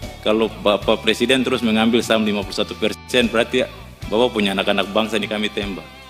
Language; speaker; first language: Indonesian; native; Indonesian